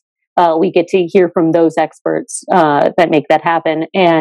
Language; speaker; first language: English; native; English